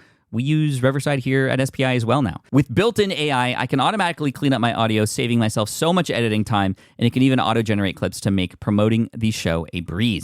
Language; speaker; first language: English; native; English